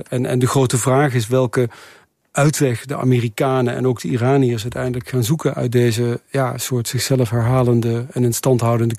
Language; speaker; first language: Dutch; native; Dutch